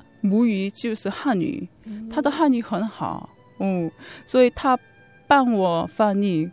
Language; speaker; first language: Chinese; non-native, fluent; Korean